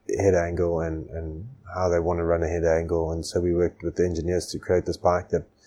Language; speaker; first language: English; native; English